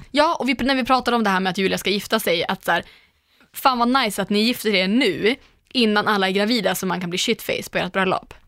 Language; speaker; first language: Swedish; native; Swedish